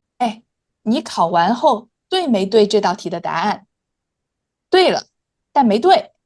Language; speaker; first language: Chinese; native; Chinese